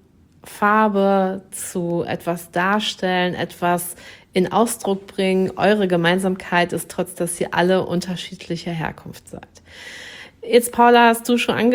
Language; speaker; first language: German; native; German